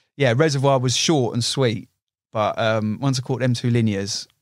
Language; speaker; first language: English; native; English